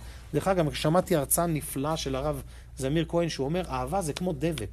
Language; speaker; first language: Hebrew; native; Hebrew